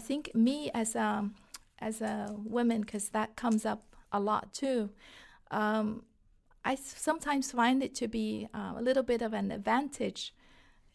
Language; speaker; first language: English; non-native, fluent; Chinese